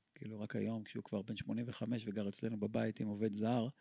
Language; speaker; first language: Hebrew; native; Hebrew